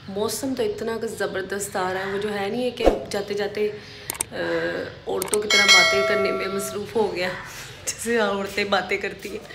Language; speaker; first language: Urdu; native; Urdu